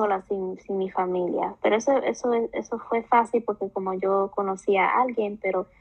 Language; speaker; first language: Spanish; early bilingual, heritage; Spanish